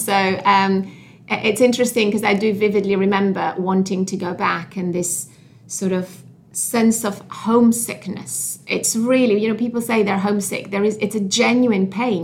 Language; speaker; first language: English; non-native, fluent; Albanian